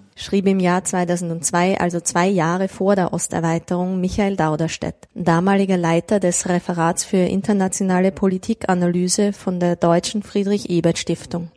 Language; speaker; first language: German; native; German